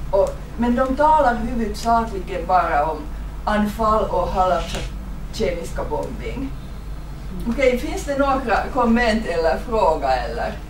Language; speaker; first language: Swedish; non-native, fluent; Finnish